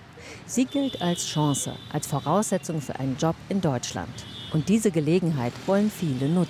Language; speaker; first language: German; native; German